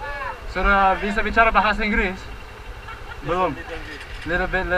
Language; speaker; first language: Indonesian; non-native, learner; English